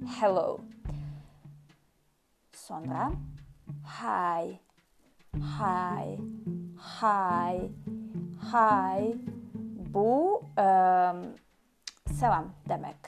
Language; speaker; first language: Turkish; non-native, learner; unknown